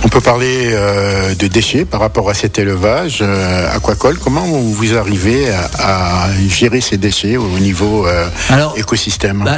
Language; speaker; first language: French; native; French